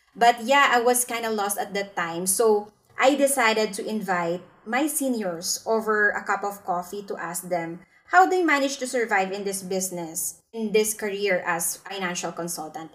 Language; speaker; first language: English; non-native, local second language; Filipino